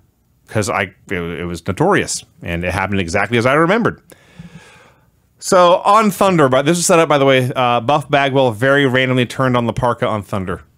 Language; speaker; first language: English; native; English